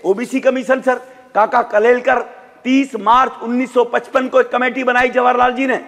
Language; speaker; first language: Hindi; native; Hindi